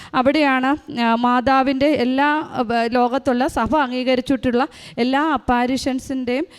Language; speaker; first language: Malayalam; native; Malayalam